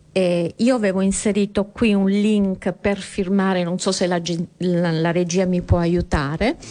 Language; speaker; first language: Italian; native; Italian